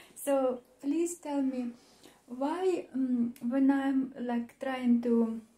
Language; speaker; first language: English; non-native, fluent; Russian